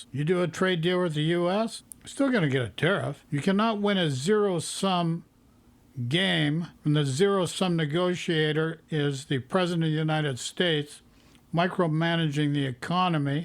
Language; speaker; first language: English; native; English